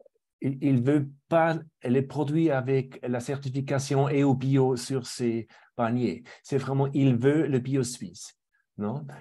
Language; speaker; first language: French; non-native, fluent; German